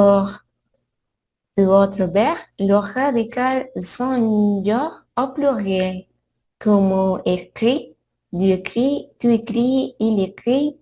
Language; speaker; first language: French; non-native, learner; Spanish